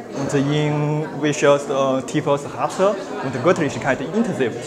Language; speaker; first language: German; non-native, learner; Chinese